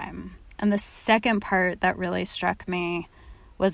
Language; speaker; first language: English; native; English